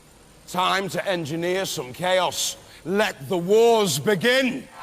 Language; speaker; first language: English; native; English